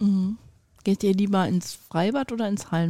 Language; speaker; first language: German; native; German